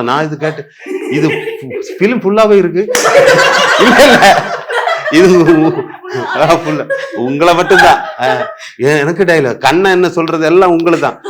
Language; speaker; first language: Tamil; non-native, learner; Malayalam